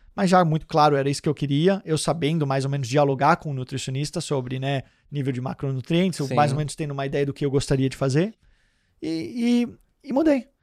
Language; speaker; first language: Portuguese; early bilingual, heritage; Danish